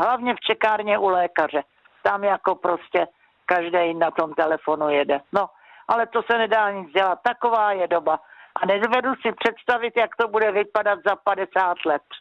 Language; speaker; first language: Czech; native; Czech